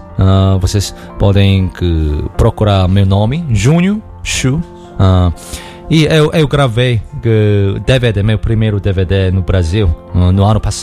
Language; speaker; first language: Portuguese; non-native, learner; Korean